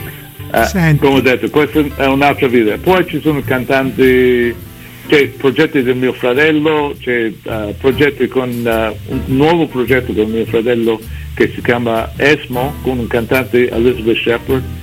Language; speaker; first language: Italian; early bilingual, heritage; English